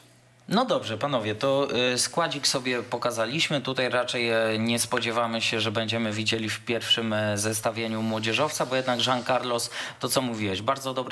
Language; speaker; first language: Polish; native; Polish